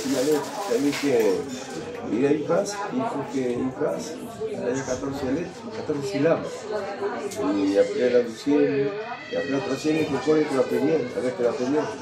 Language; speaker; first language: French; non-native, learner; Spanish